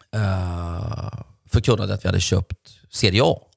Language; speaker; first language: Swedish; native; Swedish